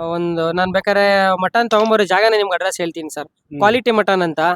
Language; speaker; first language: Kannada; native; Kannada